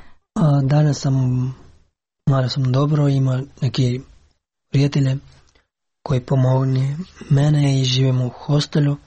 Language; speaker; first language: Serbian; non-native, learner; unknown